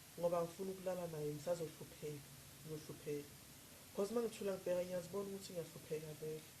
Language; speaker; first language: Zulu; native; Zulu